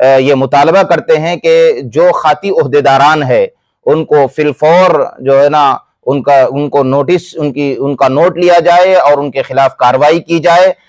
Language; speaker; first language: Urdu; native; Urdu